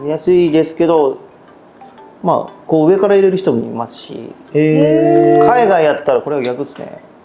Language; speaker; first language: Japanese; native; Japanese